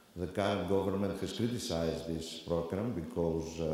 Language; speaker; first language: English; non-native, fluent; Greek